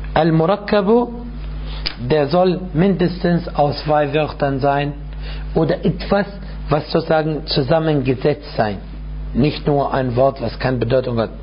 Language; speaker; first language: German; non-native, fluent; Arabic